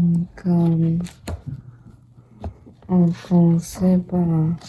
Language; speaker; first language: French; non-native, learner; Portuguese